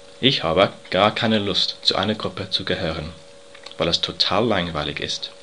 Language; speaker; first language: German; non-native, learner; English